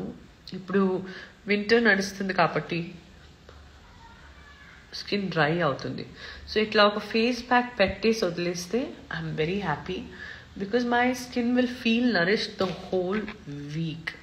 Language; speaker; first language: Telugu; non-native, local second language; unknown